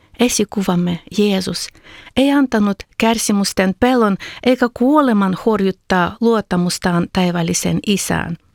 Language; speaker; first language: Finnish; non-native, fluent; Ukrainian